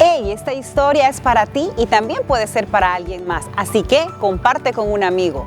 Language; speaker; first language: Spanish; native; Spanish